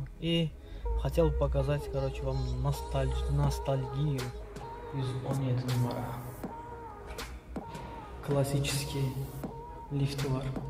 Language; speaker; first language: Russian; non-native, local second language; Turkmen